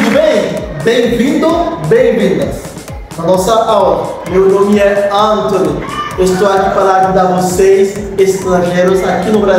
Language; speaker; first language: Portuguese; non-native, fluent; Haitian Creole